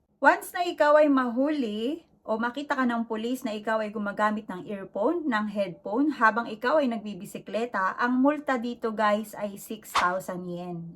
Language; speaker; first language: Filipino; native; Filipino